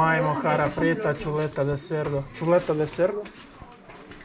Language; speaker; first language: Spanish; non-native, learner; Croatian